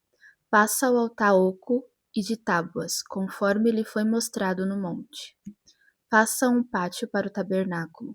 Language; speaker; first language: Portuguese; native; Portuguese